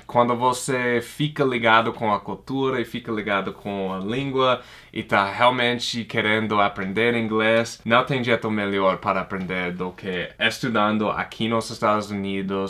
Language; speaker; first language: Portuguese; non-native, fluent; English